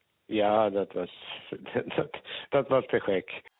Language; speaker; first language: Dutch; non-native, fluent; Swedish